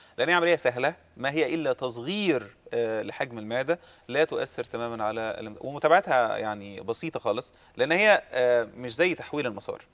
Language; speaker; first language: Arabic; native; Arabic